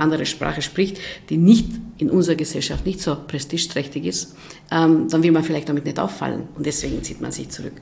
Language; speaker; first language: German; non-native, fluent; Hungarian